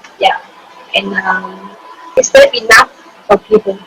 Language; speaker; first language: English; non-native, learner; Vietnamese